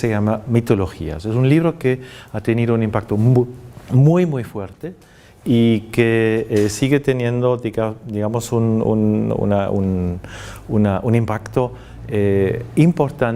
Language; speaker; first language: Spanish; non-native, fluent; German